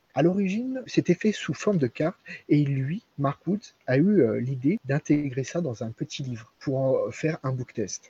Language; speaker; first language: French; native; French